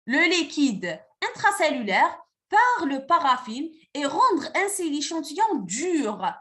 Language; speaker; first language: French; non-native, local second language; Arabic